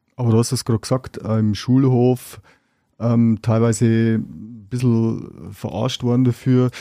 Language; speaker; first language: German; native; German